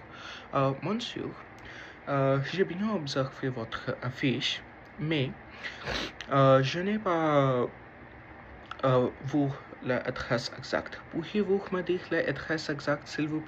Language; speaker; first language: French; non-native, learner; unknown